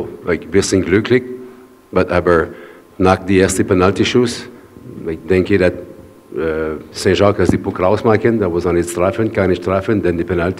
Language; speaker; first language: German; non-native, learner; French